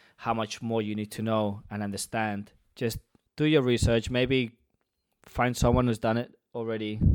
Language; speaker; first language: English; non-native, fluent; Spanish